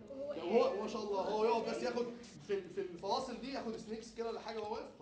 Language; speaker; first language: Arabic; native; Arabic